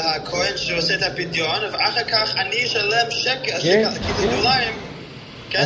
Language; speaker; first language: Hebrew; non-native, fluent; English